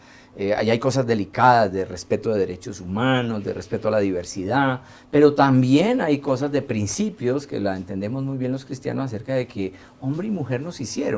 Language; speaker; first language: Spanish; native; Spanish